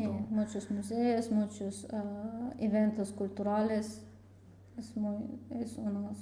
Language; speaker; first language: Spanish; non-native, learner; Russian